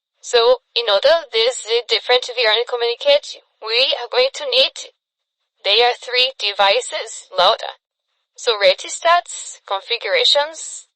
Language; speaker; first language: English; non-native, fluent; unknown